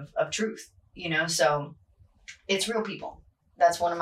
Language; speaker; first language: English; early bilingual, other home language; Spanish